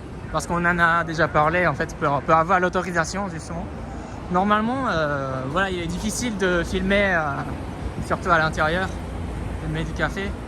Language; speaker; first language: French; non-native, fluent; Japanese